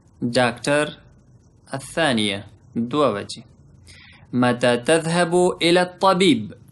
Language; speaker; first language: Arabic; non-native, fluent; Pashto